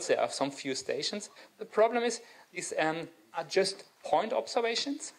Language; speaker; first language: English; non-native, fluent; German